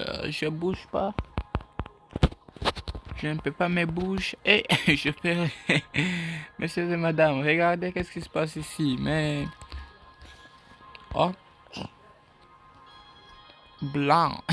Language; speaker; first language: French; non-native, learner; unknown